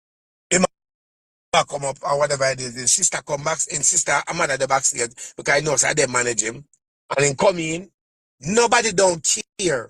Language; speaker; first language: English; native; English